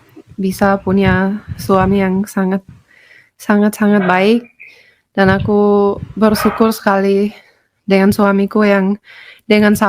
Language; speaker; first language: Indonesian; non-native, fluent; Finnish